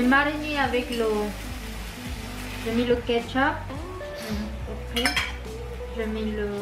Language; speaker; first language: French; non-native, learner; Filipino